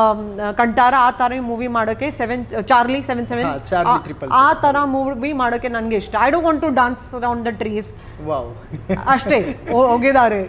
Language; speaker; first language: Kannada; non-native, local second language; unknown